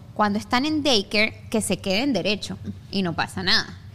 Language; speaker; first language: Spanish; native; Spanish